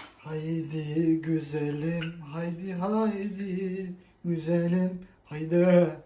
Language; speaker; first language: Turkish; early bilingual, heritage; Turkish